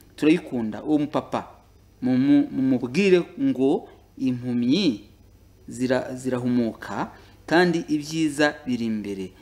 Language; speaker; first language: Kinyarwanda; native; Kinyarwanda